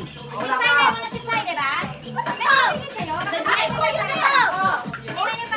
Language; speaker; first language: Filipino; native; Filipino